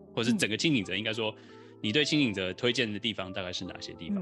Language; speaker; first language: Chinese; non-native, fluent; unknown